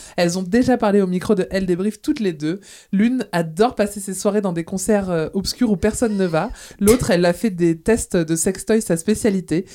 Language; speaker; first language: French; native; French